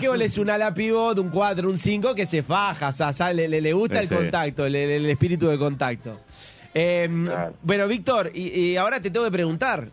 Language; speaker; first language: Spanish; native; Spanish